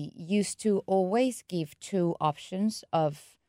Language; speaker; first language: English; non-native, fluent; Spanish